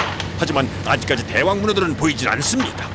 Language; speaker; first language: Korean; native; Korean